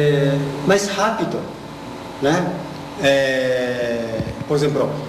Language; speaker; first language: Portuguese; non-native, learner; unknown